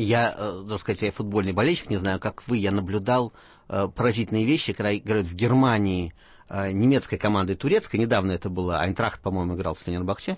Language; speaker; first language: Russian; native; Russian